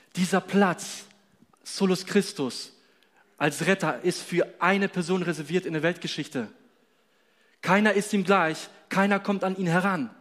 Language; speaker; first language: German; non-native, fluent; Polish